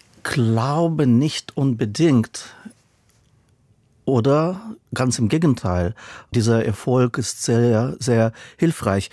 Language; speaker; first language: German; non-native, fluent; Russian